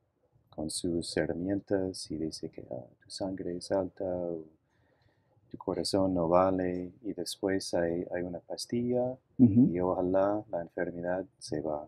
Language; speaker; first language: Spanish; non-native, fluent; English